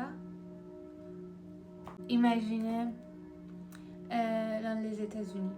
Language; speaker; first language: French; non-native, learner; Persian